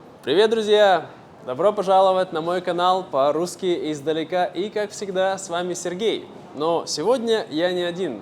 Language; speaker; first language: Russian; native; Russian